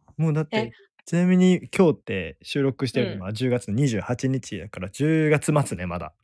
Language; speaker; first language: Japanese; native; Japanese